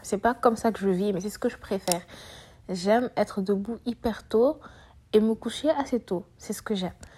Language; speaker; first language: French; native; French